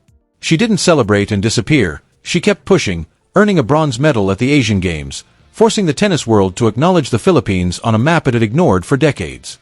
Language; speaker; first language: English; native; English